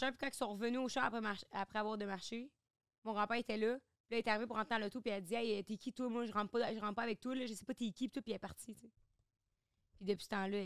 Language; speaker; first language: French; native; French